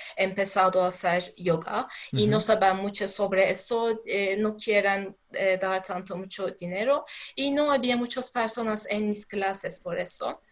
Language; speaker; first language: Spanish; non-native, learner; Turkish